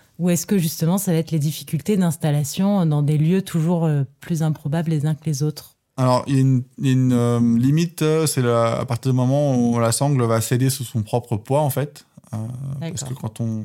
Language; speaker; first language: French; native; French